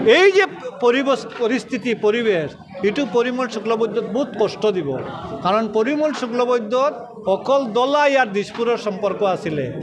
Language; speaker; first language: Assamese; non-native, local second language; Bangla